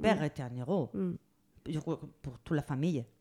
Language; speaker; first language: French; non-native, learner; Spanish